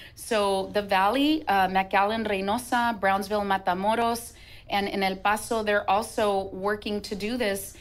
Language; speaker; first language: English; native; English